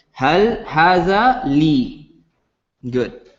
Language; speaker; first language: Arabic; non-native, fluent; English